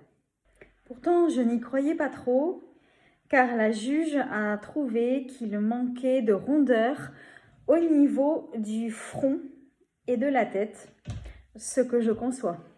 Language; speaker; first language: French; native; French